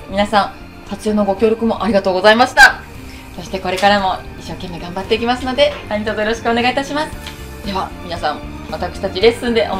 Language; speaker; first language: Japanese; native; Japanese